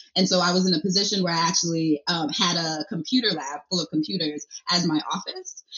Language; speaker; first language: English; early bilingual, other home language; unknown